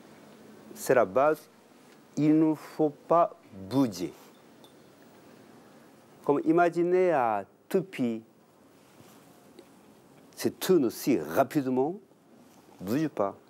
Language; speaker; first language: French; non-native, learner; Japanese